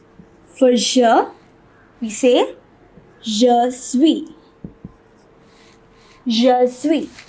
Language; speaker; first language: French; non-native, fluent; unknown